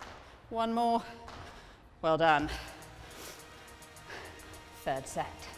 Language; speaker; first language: English; native; English